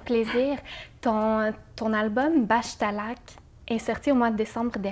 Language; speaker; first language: French; native; French